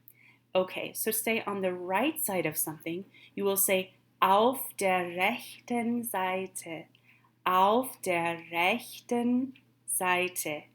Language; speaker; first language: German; non-native, fluent; English